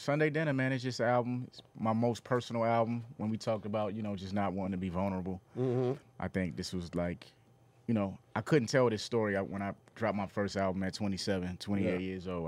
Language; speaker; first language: English; native; English